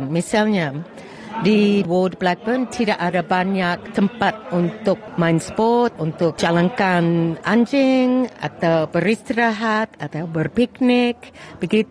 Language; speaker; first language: Indonesian; non-native, fluent; English